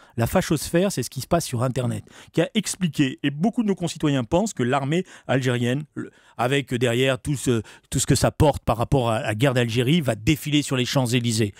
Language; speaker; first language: French; native; French